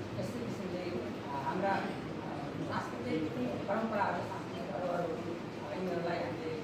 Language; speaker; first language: Nepali; native; Nepali